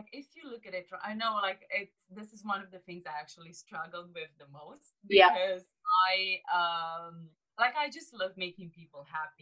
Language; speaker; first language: English; non-native, fluent; Romanian